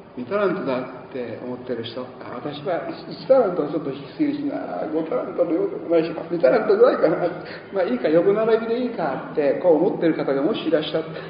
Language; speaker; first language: Japanese; native; Japanese